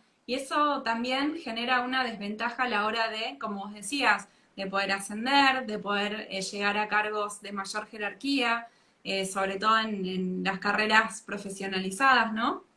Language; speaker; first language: Spanish; native; Spanish